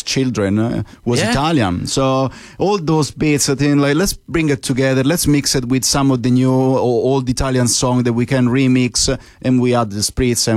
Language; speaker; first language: English; non-native, fluent; Italian